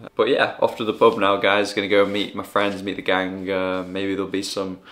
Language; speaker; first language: English; native; English